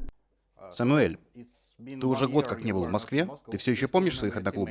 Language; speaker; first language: Russian; native; Russian